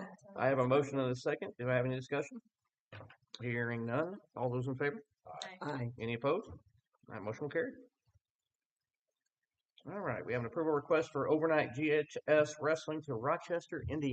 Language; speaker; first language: English; native; English